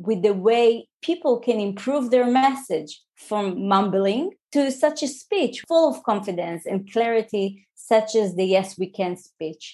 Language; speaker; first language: English; non-native, fluent; Hebrew